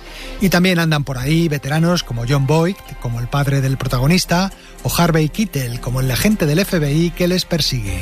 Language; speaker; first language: Spanish; native; Spanish